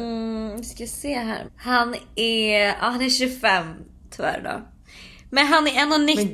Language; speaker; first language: Swedish; native; Swedish